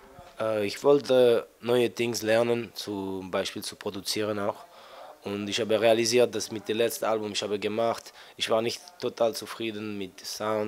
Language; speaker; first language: German; non-native, fluent; French